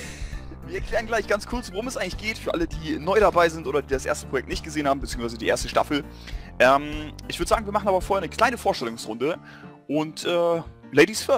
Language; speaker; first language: German; native; German